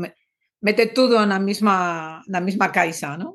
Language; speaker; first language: Portuguese; non-native, fluent; Spanish